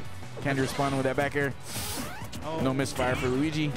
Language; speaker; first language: English; native; English